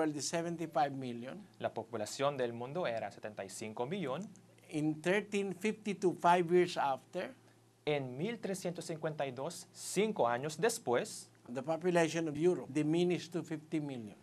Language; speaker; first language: Spanish; non-native, fluent; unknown